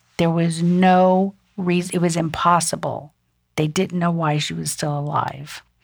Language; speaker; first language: English; early bilingual, other home language; German